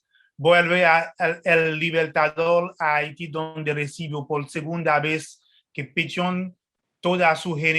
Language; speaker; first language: Spanish; non-native, fluent; French